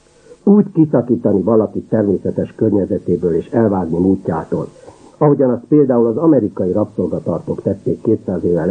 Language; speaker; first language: Hungarian; native; Hungarian